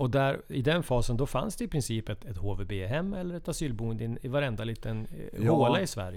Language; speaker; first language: Swedish; native; Swedish